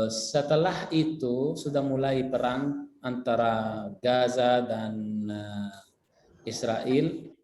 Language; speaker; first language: Indonesian; non-native, fluent; Arabic